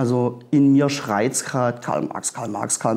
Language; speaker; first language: German; native; German